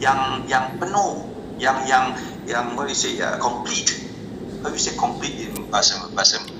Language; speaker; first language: Indonesian; non-native, local second language; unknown